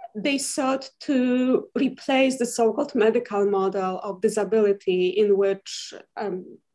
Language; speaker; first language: English; non-native, fluent; Polish